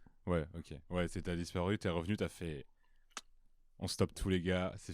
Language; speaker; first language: French; native; French